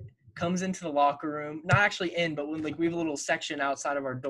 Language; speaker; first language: English; native; English